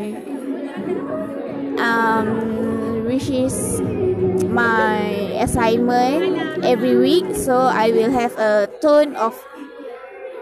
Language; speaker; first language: English; non-native, local second language; Malay